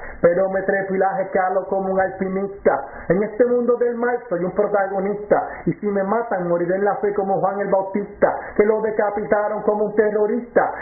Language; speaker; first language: Spanish; native; Spanish